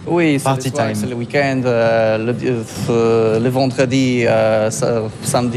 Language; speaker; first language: French; non-native, learner; Polish